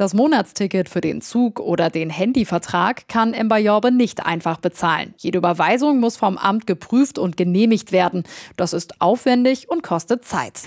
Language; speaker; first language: German; native; German